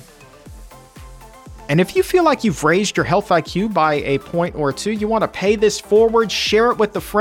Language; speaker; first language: English; native; English